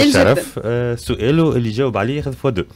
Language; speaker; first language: Arabic; native; Arabic